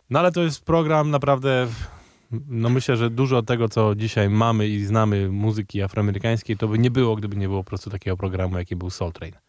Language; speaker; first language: Polish; native; Polish